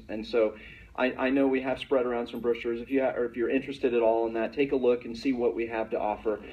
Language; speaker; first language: English; native; English